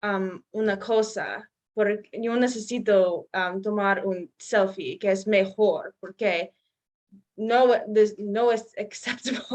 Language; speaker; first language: Spanish; non-native, learner; English